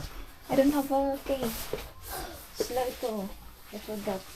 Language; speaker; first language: English; non-native, local second language; Filipino